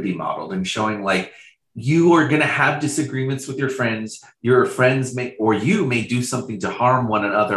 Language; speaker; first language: English; native; English